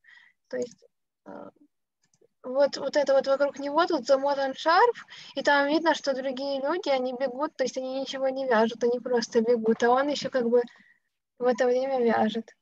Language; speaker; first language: Russian; native; Russian